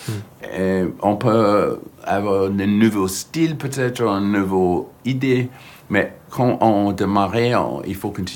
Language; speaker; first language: French; non-native, fluent; English